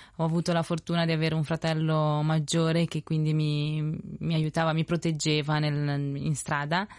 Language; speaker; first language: Italian; early bilingual, other home language; Spanish